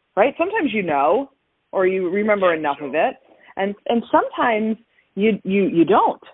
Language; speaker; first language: English; native; English